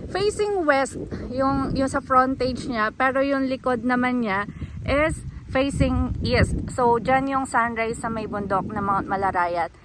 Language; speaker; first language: Filipino; native; Filipino